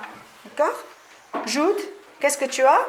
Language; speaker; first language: French; non-native, local second language; Arabic